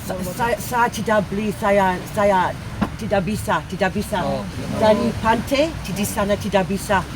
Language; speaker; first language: Indonesian; non-native, learner; English